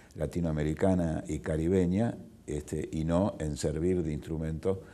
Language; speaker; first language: Spanish; native; Spanish